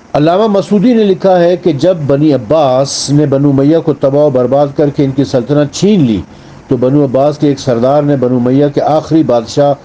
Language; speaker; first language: Urdu; native; Urdu